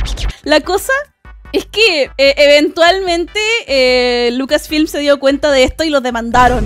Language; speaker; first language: Spanish; native; Spanish